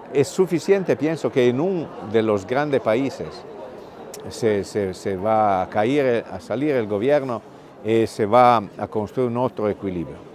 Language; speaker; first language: Spanish; non-native, fluent; Italian